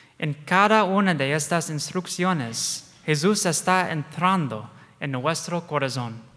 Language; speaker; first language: Spanish; non-native, fluent; English